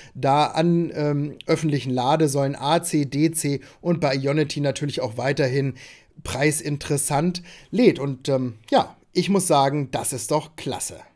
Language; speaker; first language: German; native; German